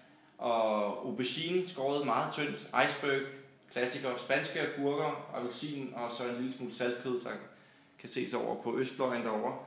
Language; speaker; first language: Danish; native; Danish